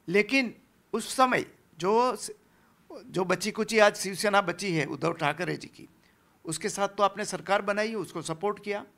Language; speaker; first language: Hindi; non-native, local second language; Gujarati